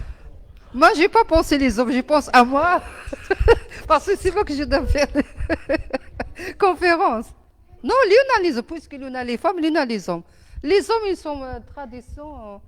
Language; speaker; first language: French; non-native, learner; Arabic